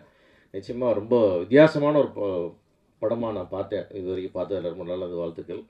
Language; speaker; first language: Tamil; native; Tamil